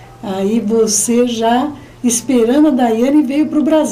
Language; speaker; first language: Portuguese; native; Portuguese